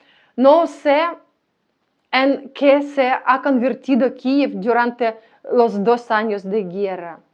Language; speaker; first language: Spanish; non-native, learner; Ukrainian